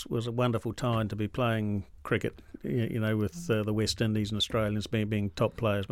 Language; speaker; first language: English; native; English